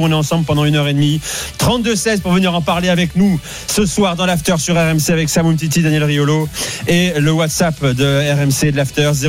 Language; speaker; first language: French; native; French